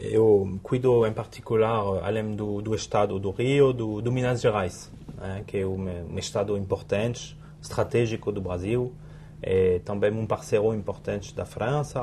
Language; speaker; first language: Portuguese; non-native, fluent; French